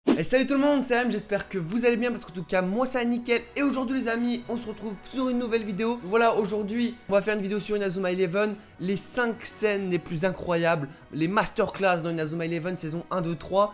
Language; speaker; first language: French; native; French